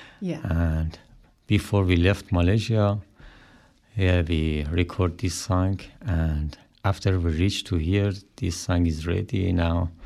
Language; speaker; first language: English; non-native, learner; Persian